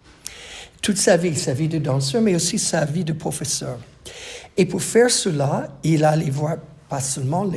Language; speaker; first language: French; non-native, fluent; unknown